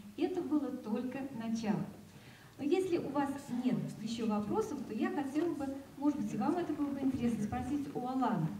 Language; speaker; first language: Russian; native; Russian